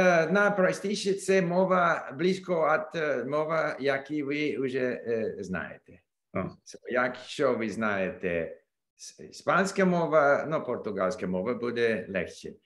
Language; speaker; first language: Ukrainian; non-native, learner; English